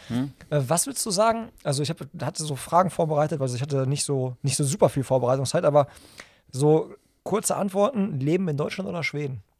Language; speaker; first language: German; native; German